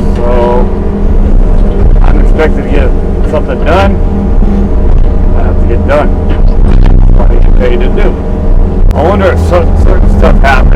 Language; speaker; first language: English; native; English